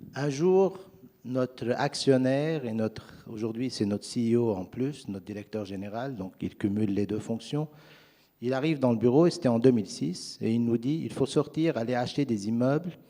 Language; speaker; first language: French; non-native, fluent; Arabic